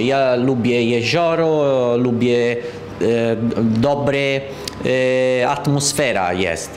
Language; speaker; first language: Polish; non-native, learner; Italian